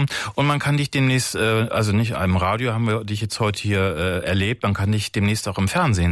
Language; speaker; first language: German; native; German